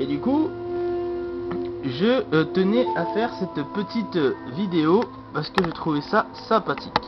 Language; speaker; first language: French; native; French